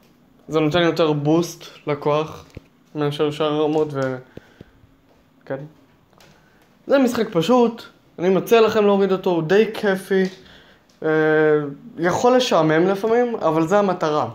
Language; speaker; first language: Hebrew; native; Hebrew